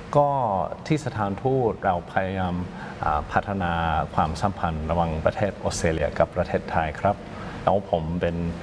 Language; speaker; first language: Thai; non-native, fluent; English